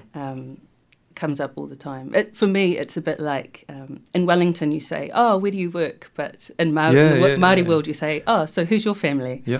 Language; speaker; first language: English; native; English